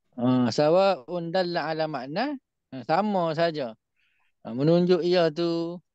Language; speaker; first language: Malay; native; Malay